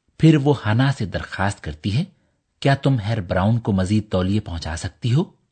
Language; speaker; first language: Urdu; native; Urdu